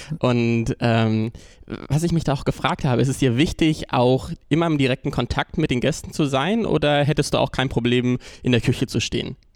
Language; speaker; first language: German; native; German